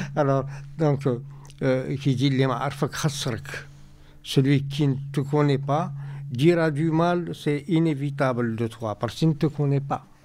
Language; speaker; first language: French; non-native, local second language; Arabic